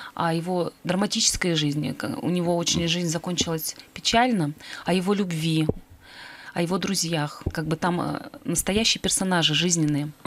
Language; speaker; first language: Russian; native; Russian